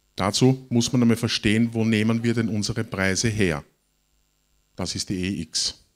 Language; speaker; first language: German; native; German